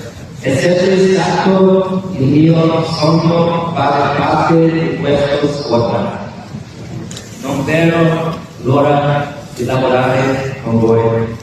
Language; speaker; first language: Italian; non-native, learner; English